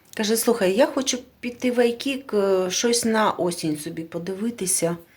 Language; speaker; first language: Ukrainian; native; Ukrainian